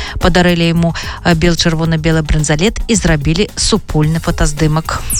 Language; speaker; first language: Belarusian; native; Belarusian